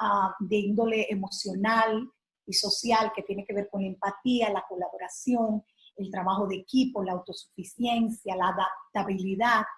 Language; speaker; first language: Spanish; native; Spanish